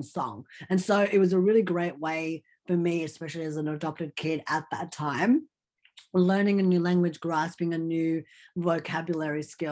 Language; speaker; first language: English; early bilingual, other home language; Hindi